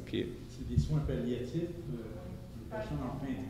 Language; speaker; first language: French; native; French